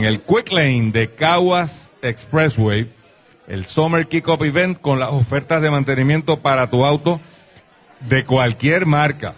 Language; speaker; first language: Spanish; native; Spanish